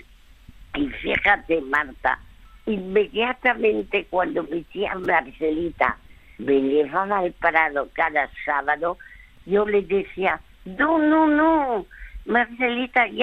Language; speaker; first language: Spanish; early bilingual, other home language; French